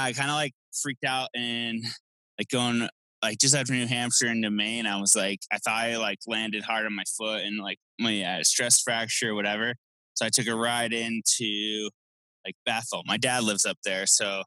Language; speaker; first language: English; native; English